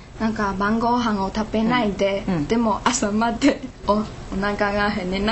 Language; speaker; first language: Japanese; non-native, learner; Chinese